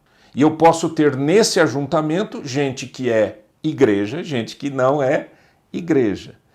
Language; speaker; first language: Portuguese; native; Portuguese